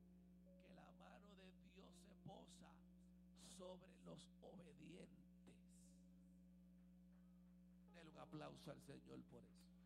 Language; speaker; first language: Spanish; native; Spanish